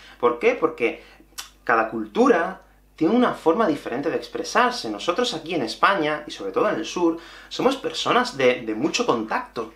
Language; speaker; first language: Spanish; native; Spanish